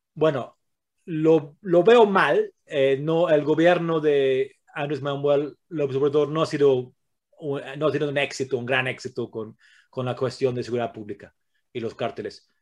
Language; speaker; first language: Spanish; non-native, fluent; English